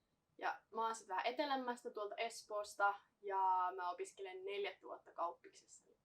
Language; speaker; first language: Finnish; native; Finnish